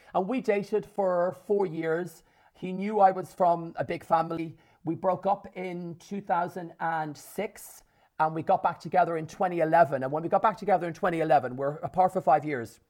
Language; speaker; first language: English; native; English